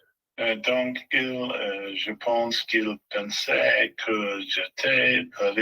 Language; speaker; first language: French; non-native, learner; English